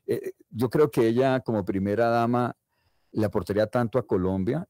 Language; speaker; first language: Spanish; native; Spanish